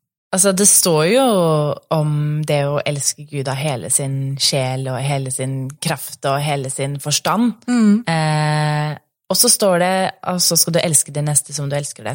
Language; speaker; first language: Norwegian; native; Norwegian